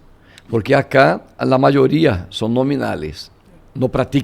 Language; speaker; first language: Spanish; non-native, fluent; Portuguese